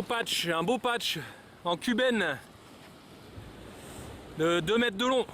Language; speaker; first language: French; native; French